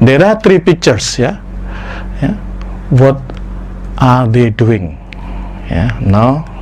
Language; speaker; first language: English; non-native, fluent; Indonesian